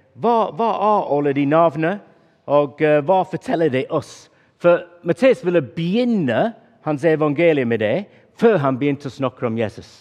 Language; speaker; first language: Norwegian; non-native, fluent; English